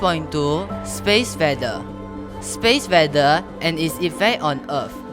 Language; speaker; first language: English; non-native, local second language; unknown